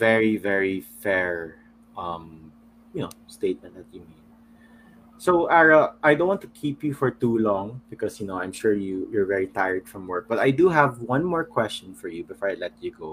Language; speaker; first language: English; non-native, local second language; Filipino